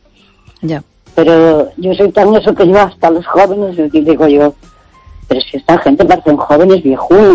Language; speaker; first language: Spanish; native; Spanish